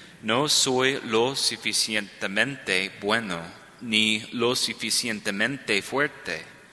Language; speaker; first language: Spanish; non-native, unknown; English